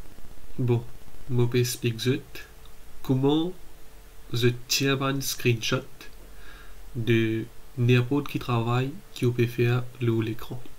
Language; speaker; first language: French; non-native, local second language; Morisyen